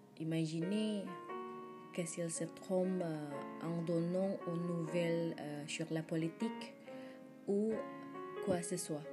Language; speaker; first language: French; non-native, learner; Indonesian